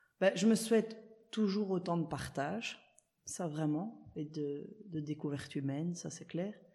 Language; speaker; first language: French; early bilingual, other home language; Italian